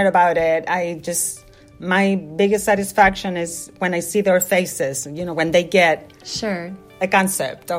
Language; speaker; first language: English; non-native, fluent; Spanish